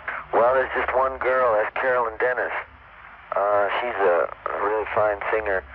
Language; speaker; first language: English; native; English